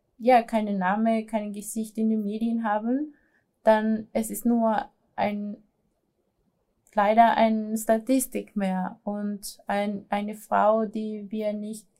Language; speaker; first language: German; non-native, fluent; Spanish